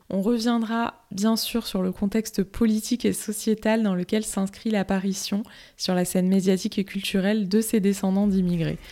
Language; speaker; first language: French; native; French